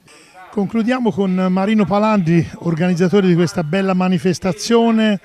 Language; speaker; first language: Italian; native; Italian